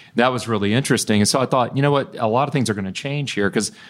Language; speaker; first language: English; native; English